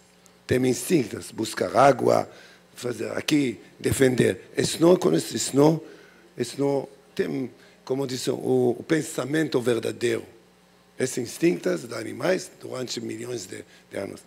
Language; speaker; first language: Portuguese; non-native, learner; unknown